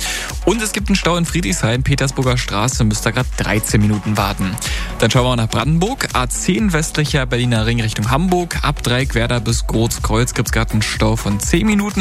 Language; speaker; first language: German; native; German